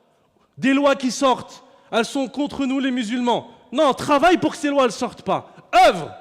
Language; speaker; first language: French; native; French